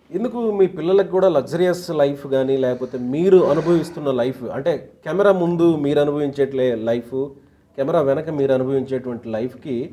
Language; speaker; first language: Telugu; native; Telugu